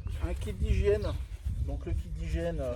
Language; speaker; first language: French; native; French